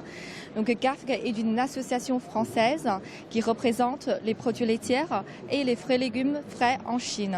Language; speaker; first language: French; non-native, fluent; Chinese